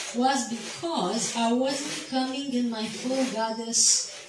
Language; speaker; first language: English; non-native, fluent; Romanian